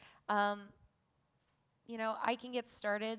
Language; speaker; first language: English; native; English